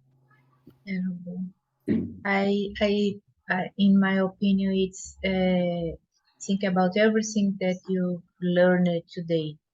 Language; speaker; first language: English; non-native, learner; Portuguese